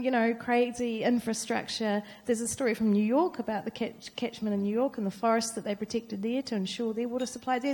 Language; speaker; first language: English; native; English